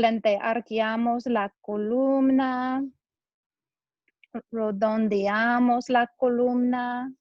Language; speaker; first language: Spanish; non-native, learner; English